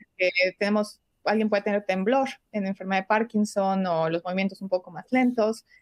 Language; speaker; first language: Spanish; native; Spanish